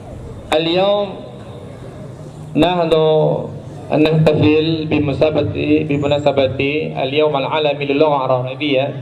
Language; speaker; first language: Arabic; non-native, learner; Indonesian